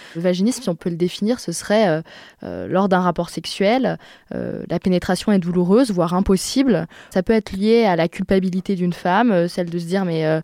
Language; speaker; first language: French; native; French